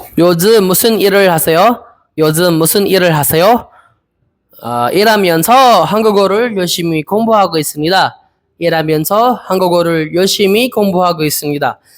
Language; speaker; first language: Korean; non-native, learner; Filipino